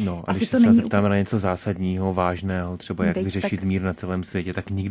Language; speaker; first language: Czech; native; Czech